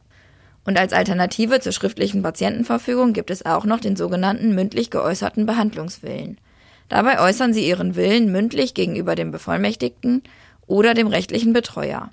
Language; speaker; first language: German; native; German